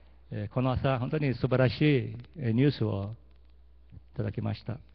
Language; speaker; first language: Japanese; early bilingual, heritage; Portuguese